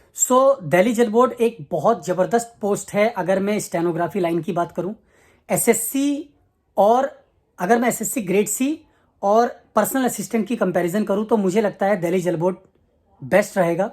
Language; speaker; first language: Hindi; native; Hindi